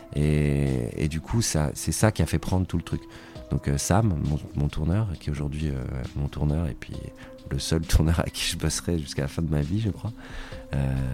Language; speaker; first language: French; native; French